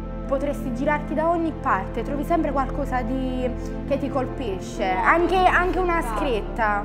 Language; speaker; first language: Italian; native; Italian